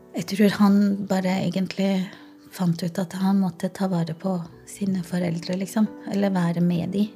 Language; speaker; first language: Norwegian; early bilingual, other home language; Portuguese